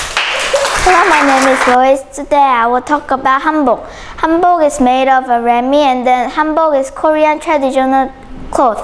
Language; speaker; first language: English; non-native, learner; Korean